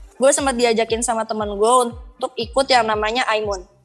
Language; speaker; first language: Indonesian; native; Indonesian